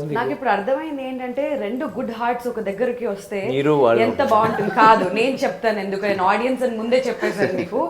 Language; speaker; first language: Telugu; native; Telugu